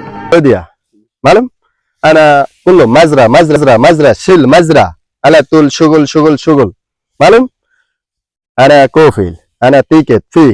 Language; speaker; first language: Arabic; non-native, learner; Bangla